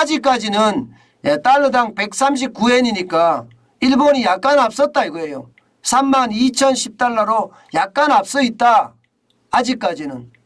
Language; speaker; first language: Korean; native; Korean